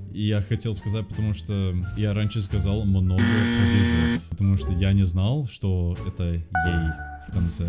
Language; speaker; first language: Russian; non-native, fluent; English